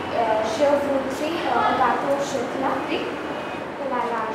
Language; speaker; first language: French; non-native, learner; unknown